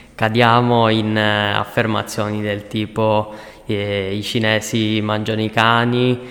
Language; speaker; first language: Italian; non-native, fluent; Chinese